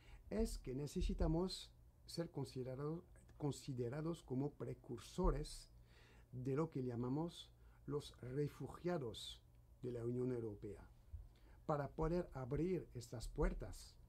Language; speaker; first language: Spanish; non-native, fluent; French